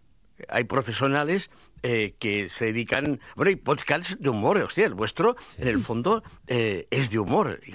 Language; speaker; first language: Spanish; native; Spanish